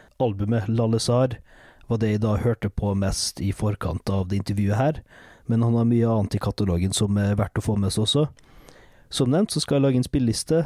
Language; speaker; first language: Norwegian; native; Norwegian